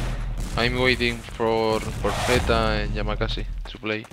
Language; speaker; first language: English; non-native, learner; Spanish